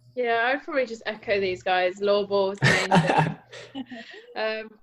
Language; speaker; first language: English; native; English